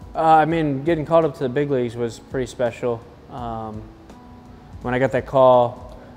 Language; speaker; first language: English; native; English